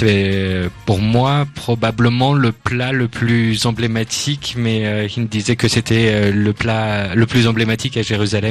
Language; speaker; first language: French; native; French